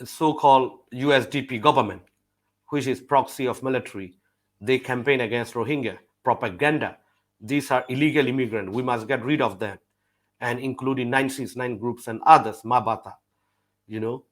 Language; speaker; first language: English; non-native, fluent; Burmese